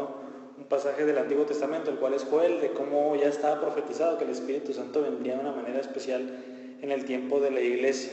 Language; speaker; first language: Spanish; native; Spanish